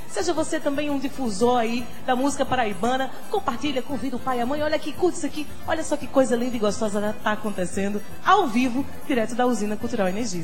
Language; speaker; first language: Portuguese; native; Portuguese